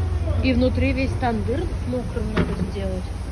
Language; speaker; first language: Russian; native; Russian